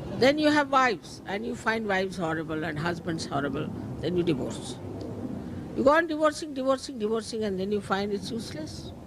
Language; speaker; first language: English; non-native, local second language; Marathi